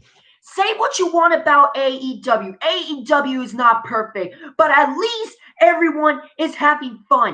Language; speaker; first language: English; native; English